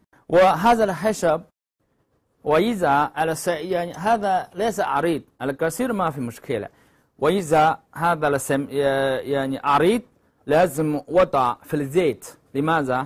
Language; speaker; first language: Arabic; non-native, learner; Chinese